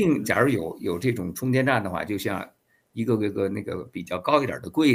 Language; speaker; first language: Chinese; native; Chinese